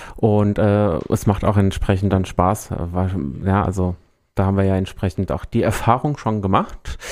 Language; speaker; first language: German; native; German